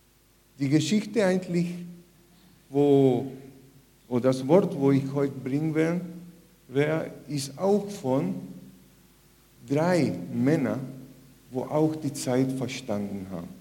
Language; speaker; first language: German; non-native, fluent; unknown